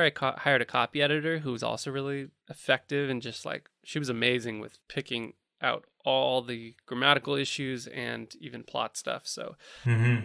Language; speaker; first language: English; native; English